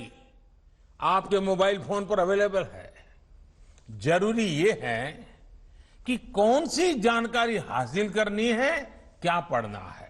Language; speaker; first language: Hindi; non-native, local second language; Gujarati